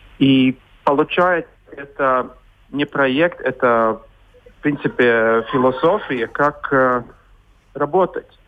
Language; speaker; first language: Russian; non-native, local second language; Latvian